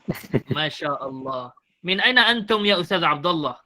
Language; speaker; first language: Arabic; non-native, fluent; Malay